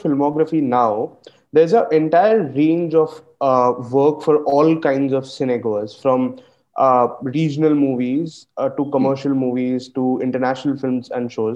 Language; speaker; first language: English; non-native, local second language; Bangla